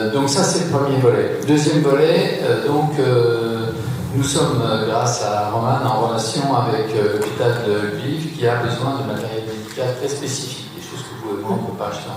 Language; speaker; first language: French; native; French